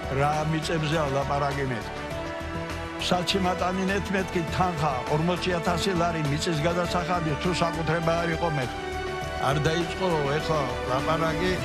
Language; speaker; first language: Georgian; native; Georgian